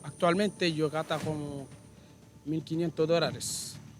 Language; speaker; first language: Spanish; non-native, learner; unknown